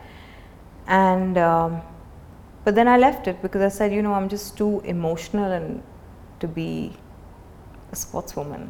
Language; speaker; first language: English; non-native, local second language; Hindi